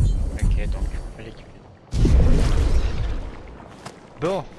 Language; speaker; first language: French; native; French